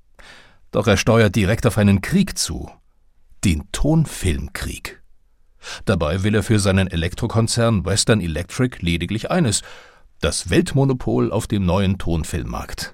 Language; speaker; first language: German; native; German